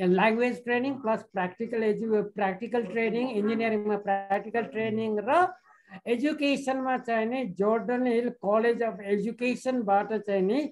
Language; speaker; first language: Nepali; native; Nepali